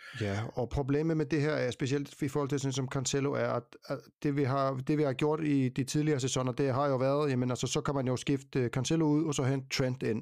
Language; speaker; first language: Danish; native; Danish